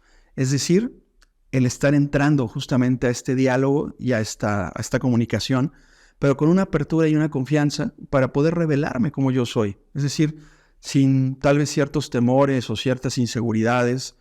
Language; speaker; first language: Spanish; native; Spanish